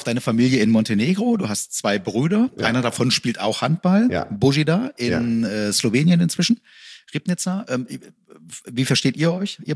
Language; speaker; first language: German; native; German